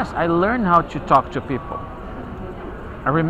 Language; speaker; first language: English; non-native, fluent; Portuguese